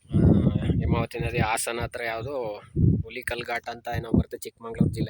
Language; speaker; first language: Kannada; native; Kannada